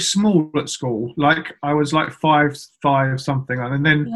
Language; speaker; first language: English; native; English